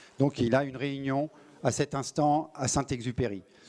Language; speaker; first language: French; native; French